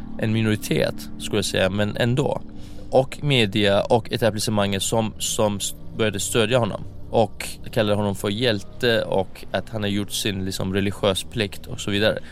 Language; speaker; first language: Swedish; non-native, fluent; Persian